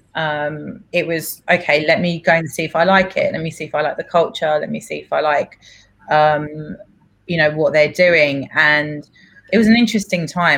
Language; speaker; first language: English; non-native, local second language; Greek